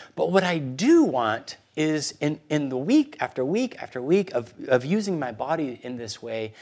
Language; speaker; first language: English; early bilingual, other home language; Spanish